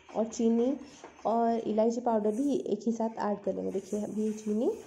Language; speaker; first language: Hindi; non-native, local second language; Odia